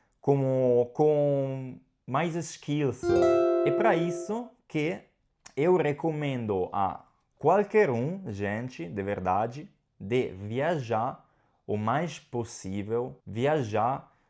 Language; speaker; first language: Portuguese; non-native, fluent; Italian